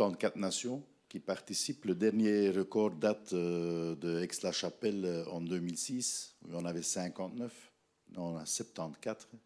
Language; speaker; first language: French; non-native, fluent; Dutch